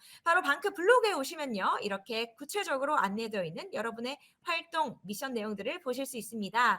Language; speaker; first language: Korean; native; Korean